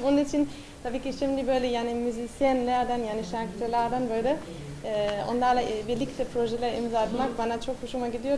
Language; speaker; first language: Turkish; non-native, fluent; German